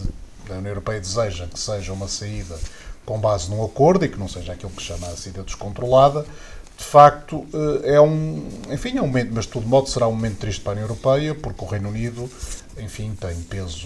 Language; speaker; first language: Portuguese; native; Portuguese